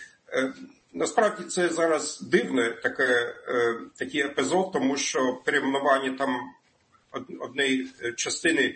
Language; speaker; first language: Ukrainian; non-native, fluent; German